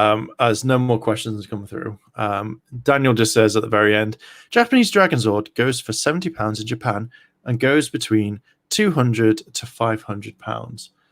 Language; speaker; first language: English; native; English